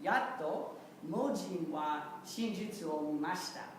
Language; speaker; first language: Japanese; non-native, learner; English